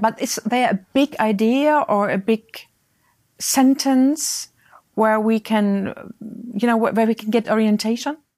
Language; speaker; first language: English; non-native, fluent; German